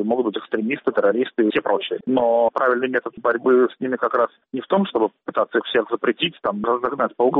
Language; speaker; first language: Russian; native; Russian